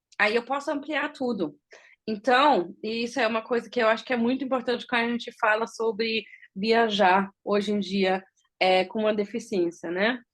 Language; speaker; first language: Portuguese; early bilingual, heritage; Portuguese